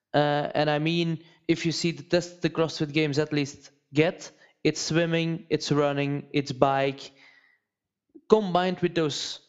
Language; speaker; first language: English; non-native, fluent; Dutch